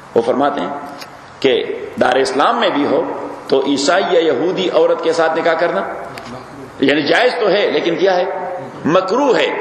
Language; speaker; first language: Urdu; non-native, local second language; Pashto